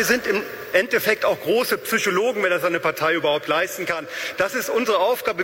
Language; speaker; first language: German; native; German